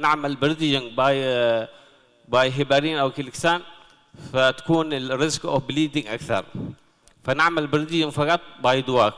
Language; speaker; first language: Arabic; native; Arabic